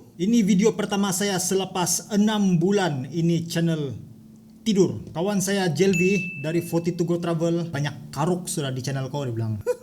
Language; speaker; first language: Malay; native; Malay